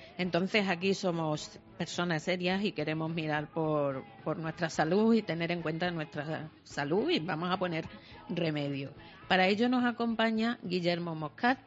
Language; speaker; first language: Spanish; native; Spanish